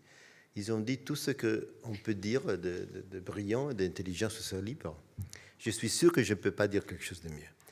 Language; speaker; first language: French; non-native, fluent; Italian